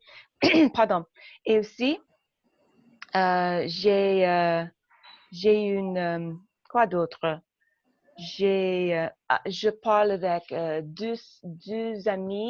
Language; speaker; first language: French; non-native, learner; English